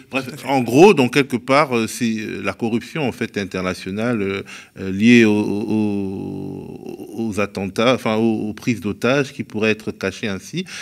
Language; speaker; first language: French; native; French